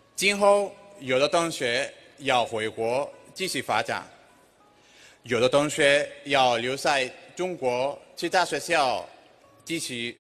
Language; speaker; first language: Chinese; non-native, fluent; Spanish